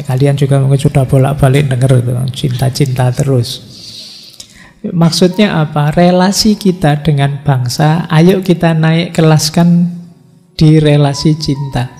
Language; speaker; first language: Indonesian; non-native, local second language; Javanese